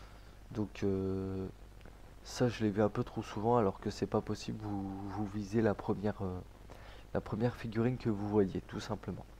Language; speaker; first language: French; native; French